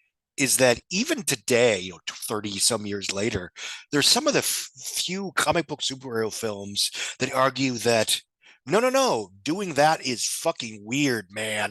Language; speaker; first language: English; native; English